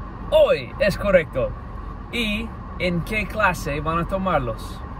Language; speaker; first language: Spanish; non-native, fluent; English